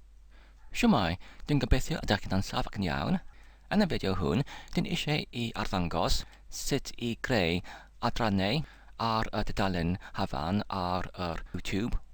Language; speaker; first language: Welsh; non-native, learner; English